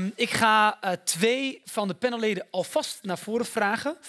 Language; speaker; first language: Dutch; native; Dutch